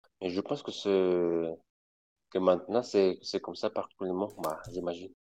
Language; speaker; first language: French; non-native, fluent; Spanish